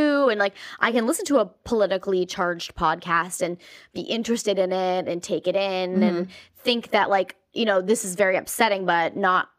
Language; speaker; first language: English; native; English